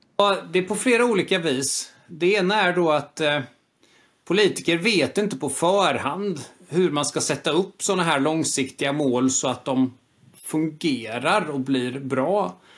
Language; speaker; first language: Swedish; native; Swedish